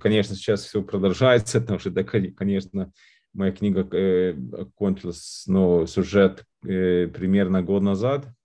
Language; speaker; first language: Russian; non-native, fluent; Lithuanian